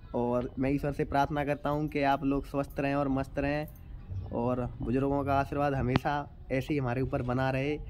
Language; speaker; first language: Hindi; native; Hindi